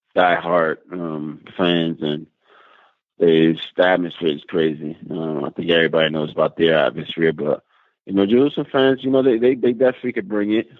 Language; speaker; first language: English; native; English